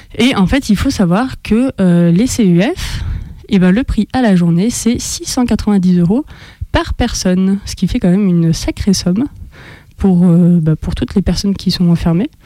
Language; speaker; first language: French; native; French